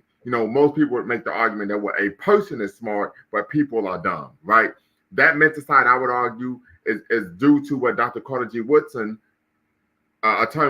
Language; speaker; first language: English; native; English